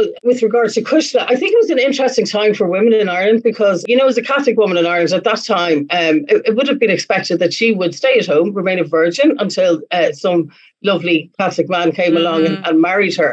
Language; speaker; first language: English; native; English